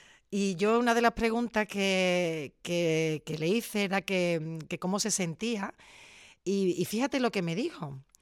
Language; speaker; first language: Spanish; native; Spanish